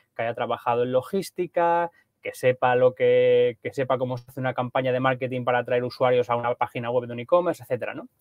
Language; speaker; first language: Spanish; native; Spanish